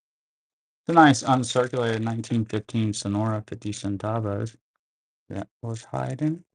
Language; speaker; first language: English; native; English